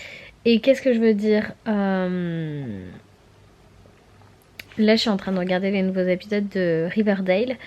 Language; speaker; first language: French; native; French